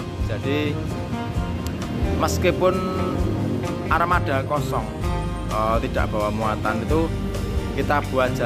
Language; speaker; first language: Indonesian; non-native, local second language; Javanese